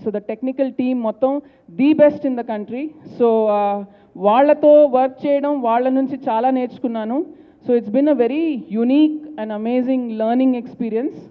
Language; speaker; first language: Telugu; native; Telugu